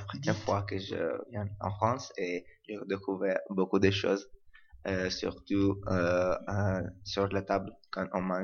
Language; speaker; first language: French; non-native, learner; Italian